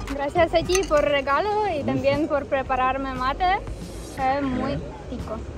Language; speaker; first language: Spanish; non-native, learner; Ukrainian